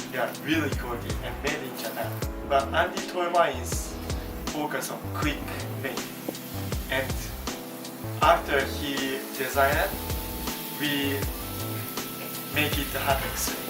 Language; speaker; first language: English; non-native, learner; Japanese